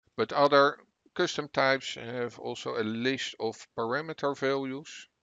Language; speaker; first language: English; non-native, fluent; Dutch